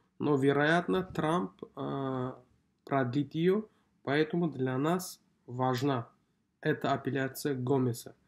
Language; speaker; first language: Russian; non-native, local second language; Uzbek